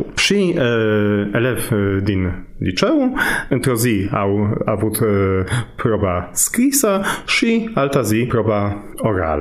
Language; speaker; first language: Romanian; non-native, fluent; Polish